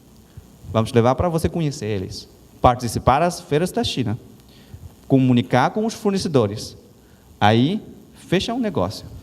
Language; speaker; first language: Portuguese; non-native, learner; Chinese